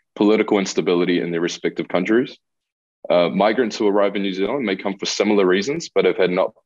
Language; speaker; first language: English; non-native, local second language; Spanish